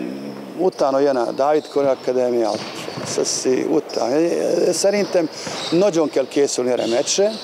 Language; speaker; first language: Hungarian; non-native, fluent; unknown